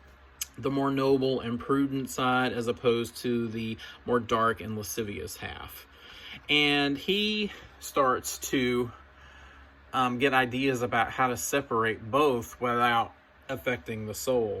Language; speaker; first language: English; native; English